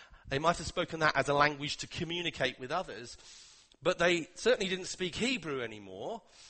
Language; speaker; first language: English; native; English